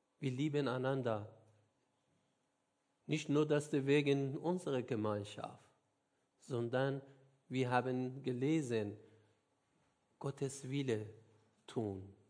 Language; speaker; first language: German; non-native, learner; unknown